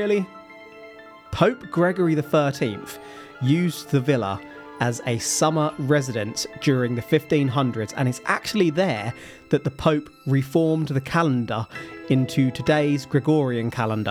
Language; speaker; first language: English; native; English